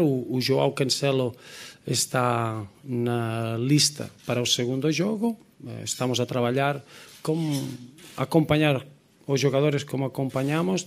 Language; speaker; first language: Portuguese; non-native, fluent; Spanish